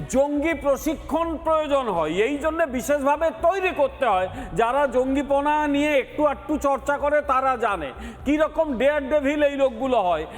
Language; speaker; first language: Bangla; native; Bangla